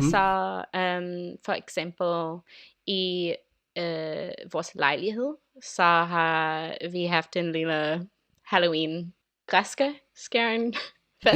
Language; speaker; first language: Danish; non-native, learner; English